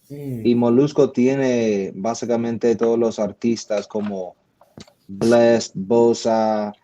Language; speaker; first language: Spanish; non-native, fluent; English